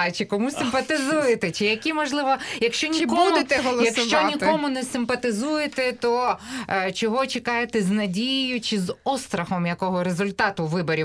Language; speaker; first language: Ukrainian; native; Ukrainian